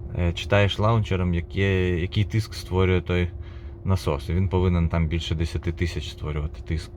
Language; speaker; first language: Ukrainian; non-native, local second language; Russian